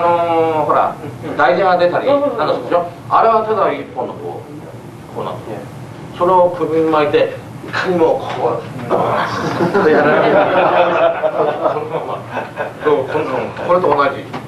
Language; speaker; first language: Japanese; native; Japanese